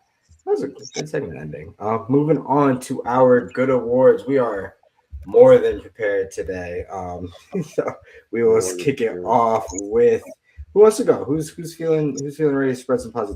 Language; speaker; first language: English; native; English